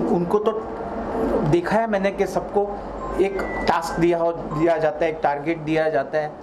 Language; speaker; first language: Hindi; non-native, local second language; Marathi